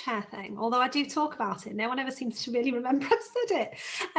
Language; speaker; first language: English; native; English